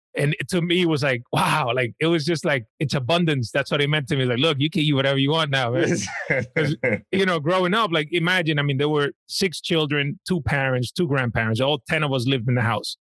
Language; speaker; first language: English; early bilingual, other home language; Spanish